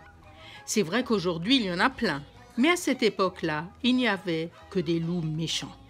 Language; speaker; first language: French; native; French